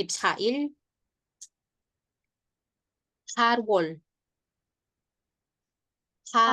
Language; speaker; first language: Korean; non-native, fluent; Indonesian